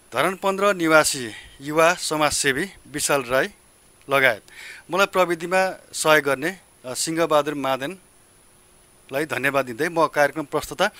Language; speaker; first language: Nepali; native; Nepali